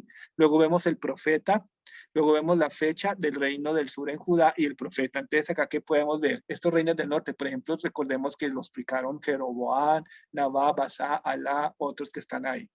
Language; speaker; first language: Spanish; native; Spanish